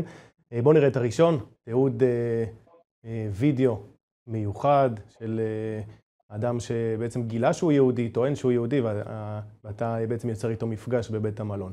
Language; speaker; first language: Hebrew; native; Hebrew